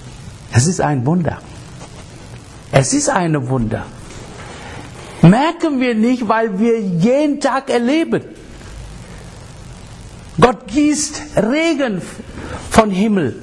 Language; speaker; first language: German; non-native, fluent; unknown